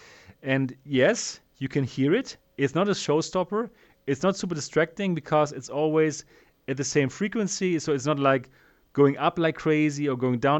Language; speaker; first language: English; non-native, fluent; German